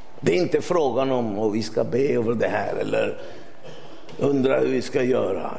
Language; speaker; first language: Swedish; non-native, fluent; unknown